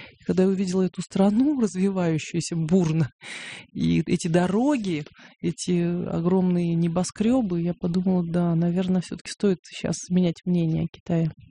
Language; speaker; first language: Russian; native; Russian